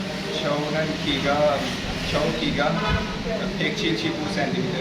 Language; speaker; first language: Korean; non-native, learner; Urdu